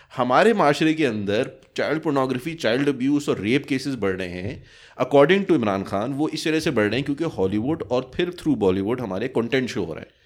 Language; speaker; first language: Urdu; native; Urdu